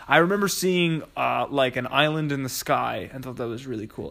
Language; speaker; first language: English; native; English